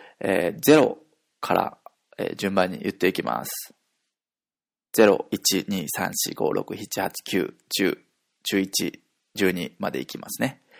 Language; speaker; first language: Japanese; native; Japanese